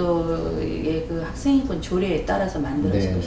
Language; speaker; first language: Korean; native; Korean